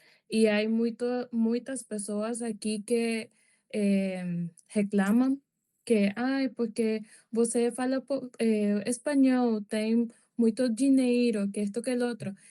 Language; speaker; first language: Portuguese; non-native, learner; Spanish